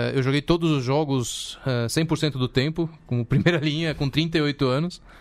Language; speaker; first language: Portuguese; early bilingual, other home language; Spanish